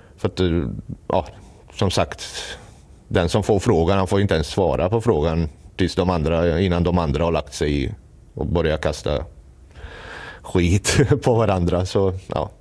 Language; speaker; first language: Swedish; non-native, fluent; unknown